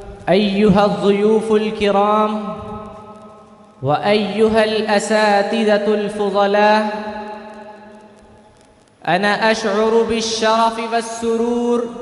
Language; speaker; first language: Arabic; non-native, learner; Urdu